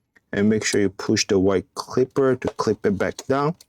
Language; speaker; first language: English; non-native, fluent; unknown